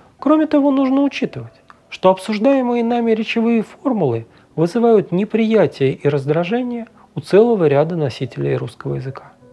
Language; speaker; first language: Russian; native; Russian